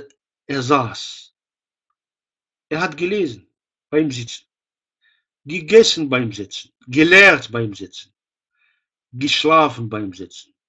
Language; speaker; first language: German; non-native, fluent; Arabic